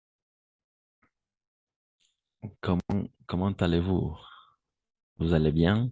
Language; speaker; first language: French; non-native, fluent; Spanish